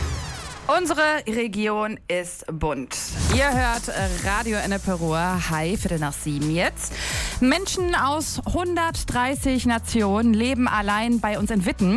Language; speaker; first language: German; native; German